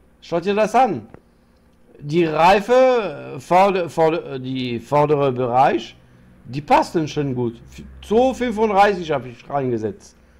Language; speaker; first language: German; non-native, learner; French